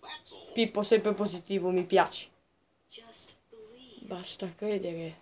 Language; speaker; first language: Italian; native; Italian